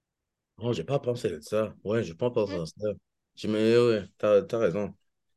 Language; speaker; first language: French; non-native, learner; English